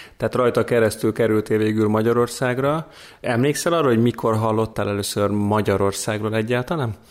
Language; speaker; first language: Hungarian; native; Hungarian